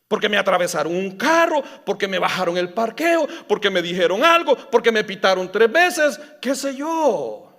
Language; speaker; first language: Spanish; native; Spanish